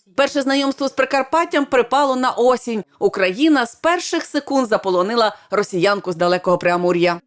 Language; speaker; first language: Ukrainian; native; Ukrainian